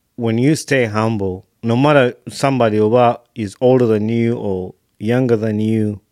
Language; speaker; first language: English; non-native, local second language; Ganda